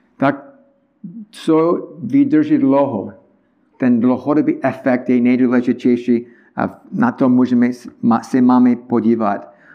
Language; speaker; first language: Czech; non-native, learner; English